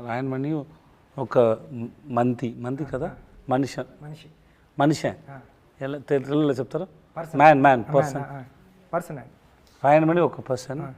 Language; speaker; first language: Telugu; non-native, learner; Tamil